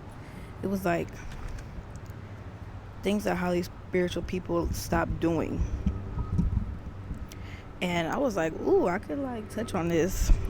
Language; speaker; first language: English; native; English